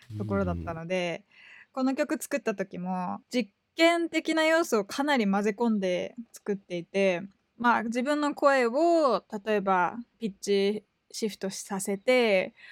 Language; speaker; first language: Japanese; native; Japanese